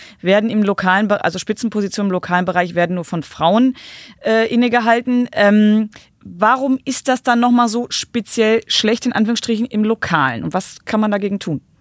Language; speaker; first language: German; native; German